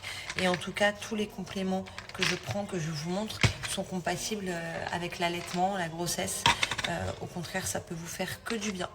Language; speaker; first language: French; native; French